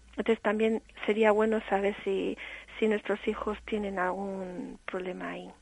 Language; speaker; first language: Spanish; early bilingual, heritage; Spanish